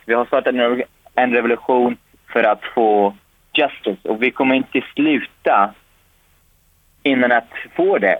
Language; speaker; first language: Swedish; non-native, fluent; Arabic